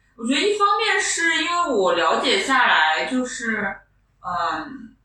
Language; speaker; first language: Chinese; non-native, local second language; Wu Chinese